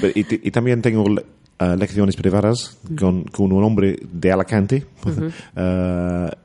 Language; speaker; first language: Spanish; non-native, learner; English